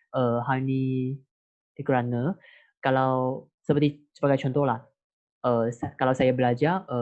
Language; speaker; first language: Malay; non-native, local second language; Chinese